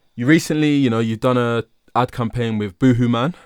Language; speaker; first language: English; early bilingual, other home language; Yoruba